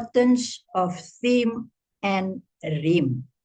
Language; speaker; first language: English; non-native, fluent; Indonesian